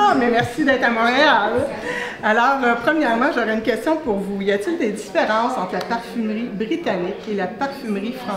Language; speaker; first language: French; native; French